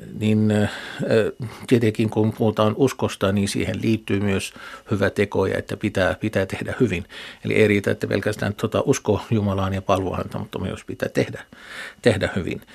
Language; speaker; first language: Finnish; non-native, fluent; Arabic